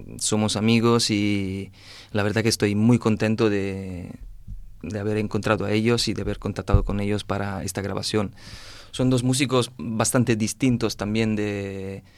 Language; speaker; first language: Spanish; non-native, fluent; Italian